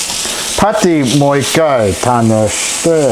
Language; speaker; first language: Japanese; non-native, learner; English